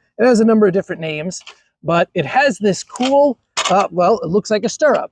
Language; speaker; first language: English; native; English